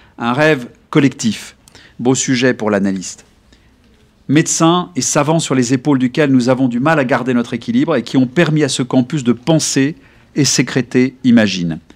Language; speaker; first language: French; native; French